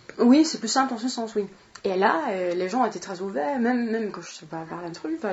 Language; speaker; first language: French; non-native, fluent; Swedish